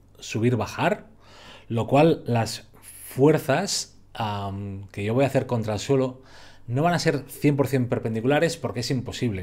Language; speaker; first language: Spanish; native; Spanish